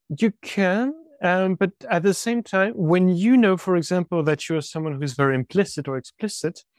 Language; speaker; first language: English; non-native, fluent; French